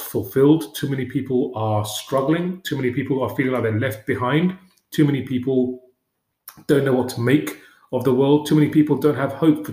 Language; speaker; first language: English; native; English